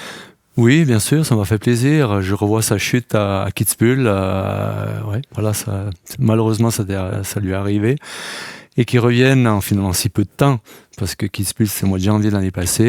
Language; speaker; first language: French; native; French